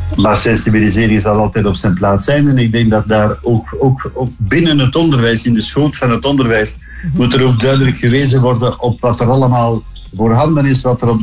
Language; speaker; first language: Dutch; native; Dutch